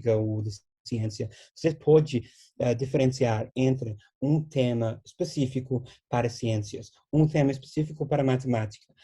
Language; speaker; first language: Portuguese; non-native, fluent; English